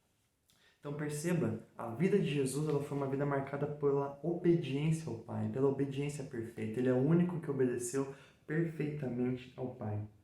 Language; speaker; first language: Portuguese; native; Portuguese